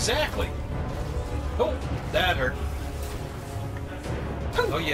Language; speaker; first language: English; native; English